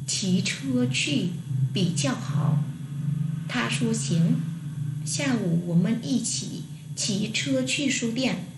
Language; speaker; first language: Chinese; non-native, learner; Vietnamese